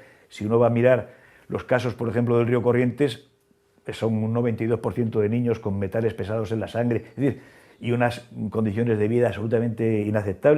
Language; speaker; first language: Spanish; native; Spanish